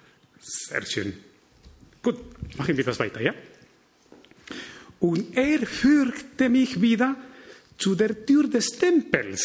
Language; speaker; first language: German; non-native, fluent; Spanish